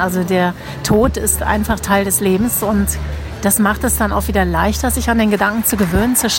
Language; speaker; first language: German; native; German